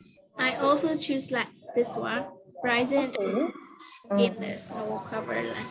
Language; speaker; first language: English; non-native, learner; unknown